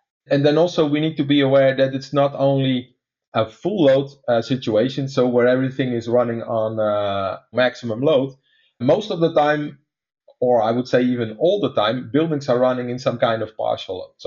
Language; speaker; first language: English; non-native, fluent; Dutch